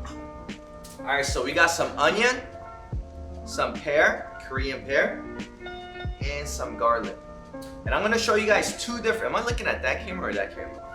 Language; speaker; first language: English; native; English